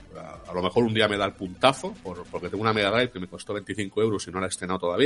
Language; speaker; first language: Spanish; native; Spanish